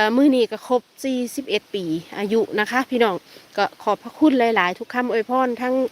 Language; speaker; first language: Thai; native; Thai